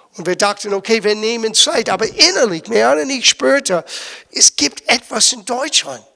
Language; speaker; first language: German; non-native, fluent; English